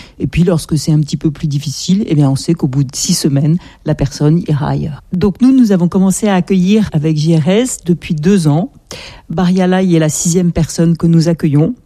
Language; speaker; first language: French; native; French